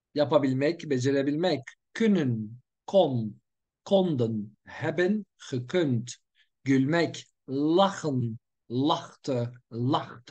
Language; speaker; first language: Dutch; non-native, learner; Turkish